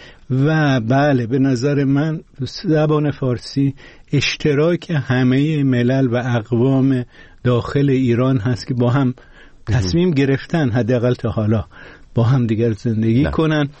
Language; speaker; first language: Persian; non-native, local second language; Azerbaijani